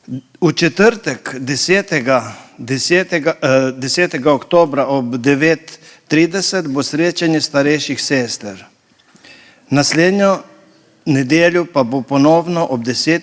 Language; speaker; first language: Slovenian; native; Slovenian